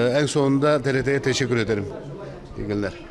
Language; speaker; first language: Turkish; non-native, fluent; Kazakh